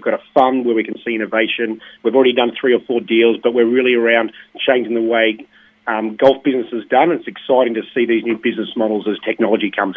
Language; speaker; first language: English; native; English